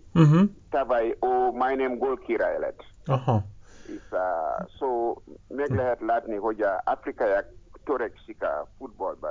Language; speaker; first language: Hungarian; non-native, learner; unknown